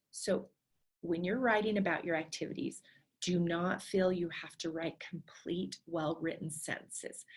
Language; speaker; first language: English; native; English